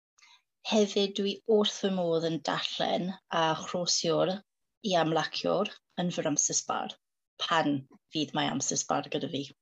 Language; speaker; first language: Welsh; non-native, learner; English